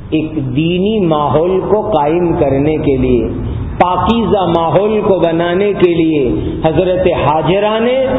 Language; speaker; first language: Urdu; non-native, local second language; Gujarati